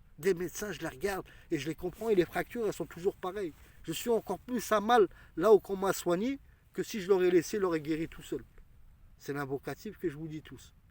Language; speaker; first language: French; early bilingual, other home language; Arabic